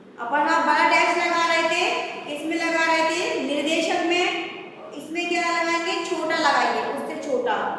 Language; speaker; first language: Hindi; native; Hindi